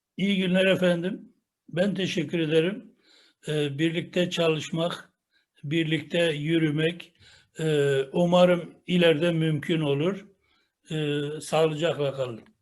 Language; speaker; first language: Turkish; non-native, local second language; Kurdish